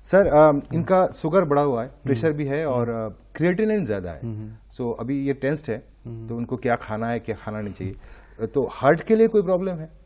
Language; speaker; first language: Hindi; non-native, local second language; Bangla